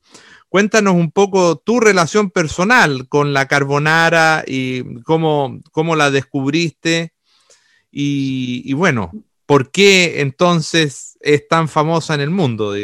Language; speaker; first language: Spanish; native; Spanish